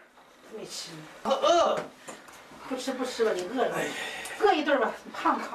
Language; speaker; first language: Chinese; native; Chinese